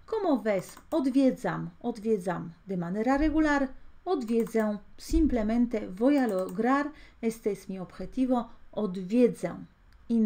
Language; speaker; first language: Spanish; non-native, fluent; Polish